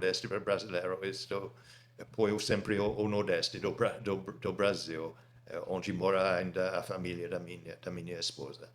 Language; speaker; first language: Portuguese; non-native, fluent; English